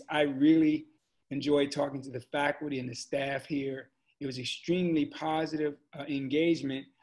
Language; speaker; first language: English; native; English